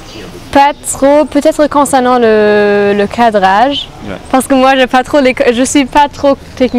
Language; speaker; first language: French; non-native, fluent; German